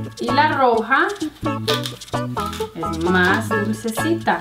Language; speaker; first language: Spanish; native; Spanish